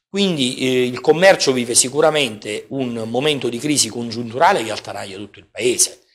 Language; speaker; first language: Italian; native; Italian